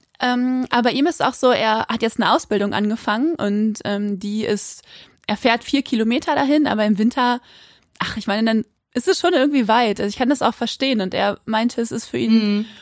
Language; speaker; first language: German; native; German